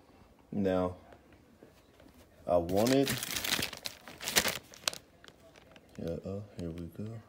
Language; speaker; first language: English; native; English